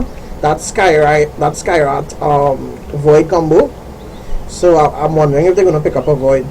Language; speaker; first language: English; native; English